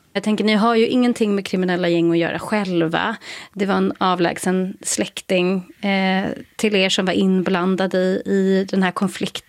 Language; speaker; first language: Swedish; native; Swedish